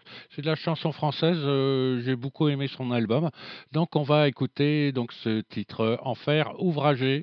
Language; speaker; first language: French; native; French